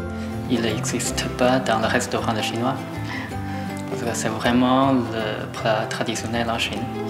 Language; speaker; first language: French; non-native, learner; Chinese